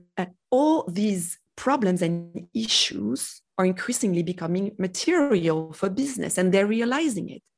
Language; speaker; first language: English; non-native, fluent; French